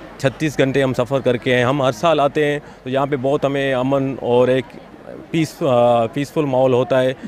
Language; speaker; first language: Urdu; non-native, local second language; Sindhi